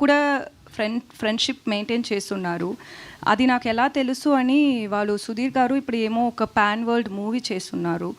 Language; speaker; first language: Telugu; non-native, learner; Tamil